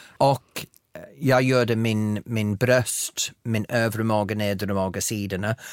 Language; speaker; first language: Swedish; non-native, fluent; English